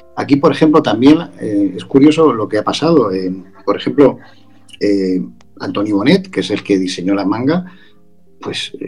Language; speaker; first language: Spanish; native; Spanish